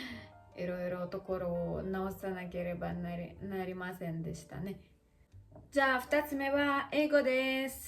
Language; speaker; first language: Japanese; non-native, learner; Russian